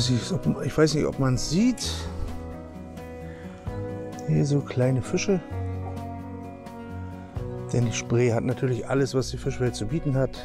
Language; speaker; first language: German; native; German